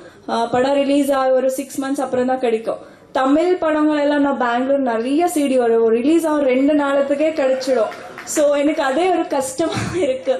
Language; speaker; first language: Tamil; non-native, local second language; Kannada